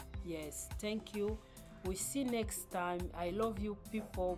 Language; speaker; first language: English; non-native, learner; Lingala